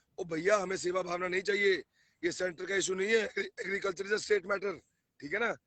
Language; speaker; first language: Hindi; non-native, local second language; Punjabi